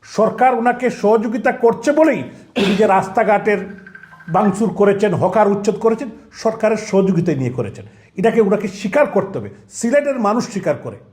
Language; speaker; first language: Bangla; native; Bangla